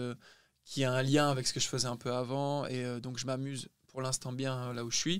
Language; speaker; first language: French; native; French